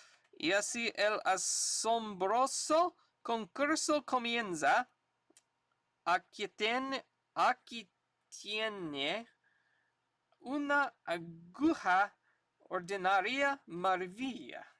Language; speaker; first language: Spanish; non-native, learner; English